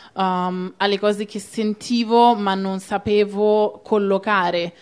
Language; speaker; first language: Italian; native; Italian